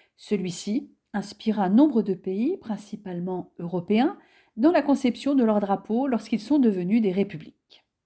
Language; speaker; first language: French; native; French